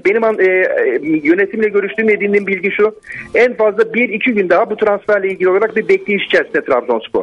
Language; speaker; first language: Turkish; native; Turkish